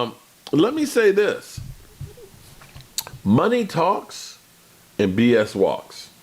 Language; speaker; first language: English; native; English